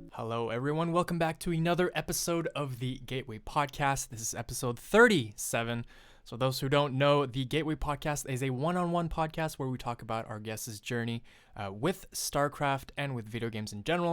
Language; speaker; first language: English; non-native, fluent; French